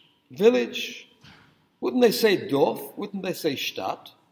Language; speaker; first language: English; native; English